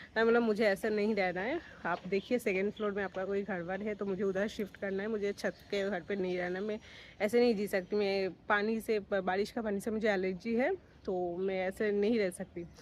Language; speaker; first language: Hindi; non-native, local second language; Bangla